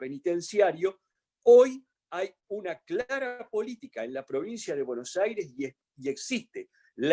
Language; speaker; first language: Spanish; native; Spanish